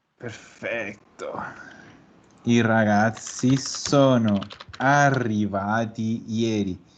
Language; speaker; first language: Italian; non-native, fluent; Spanish